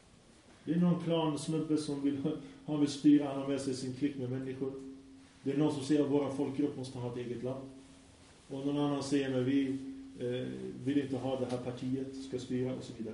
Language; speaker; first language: Swedish; early bilingual, other home language; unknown